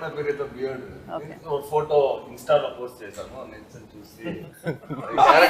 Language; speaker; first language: Telugu; non-native, learner; Tamil